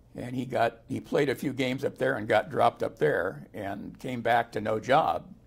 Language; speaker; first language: English; native; English